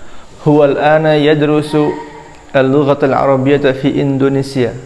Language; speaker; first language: Arabic; non-native, fluent; Indonesian